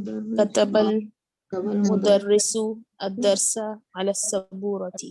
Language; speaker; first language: Arabic; non-native, learner; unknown